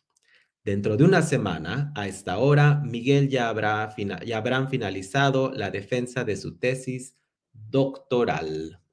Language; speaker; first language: Spanish; non-native, fluent; English